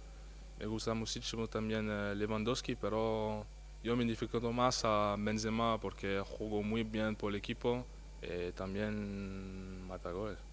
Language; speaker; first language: Spanish; non-native, fluent; French